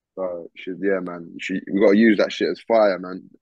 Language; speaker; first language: English; native; English